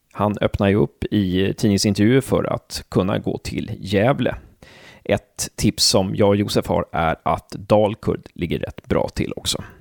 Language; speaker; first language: Swedish; native; Swedish